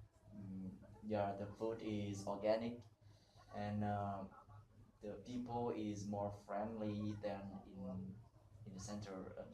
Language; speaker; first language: English; non-native, learner; Vietnamese